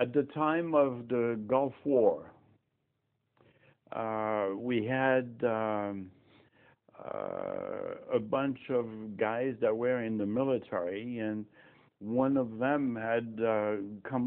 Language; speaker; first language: English; non-native, fluent; French